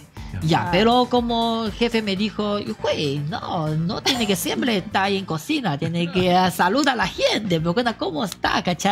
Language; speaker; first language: Spanish; non-native, learner; Chinese